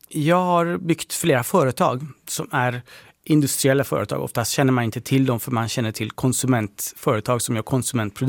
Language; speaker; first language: Swedish; early bilingual, other home language; Persian